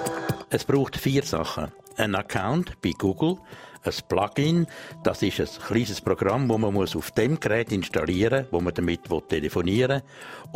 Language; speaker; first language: German; non-native, local second language; Swiss German